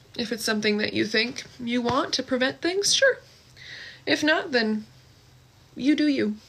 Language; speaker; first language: English; native; English